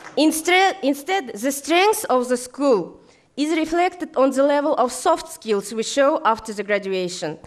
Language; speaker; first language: English; non-native, fluent; Kazakh